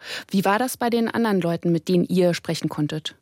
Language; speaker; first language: German; native; German